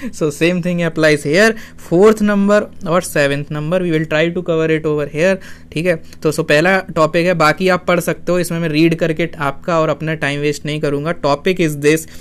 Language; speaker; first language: Hindi; native; Hindi